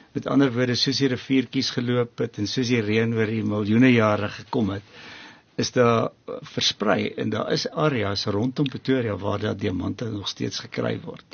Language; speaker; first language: Afrikaans; native; Afrikaans